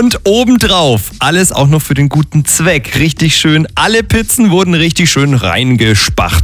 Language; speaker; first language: German; native; German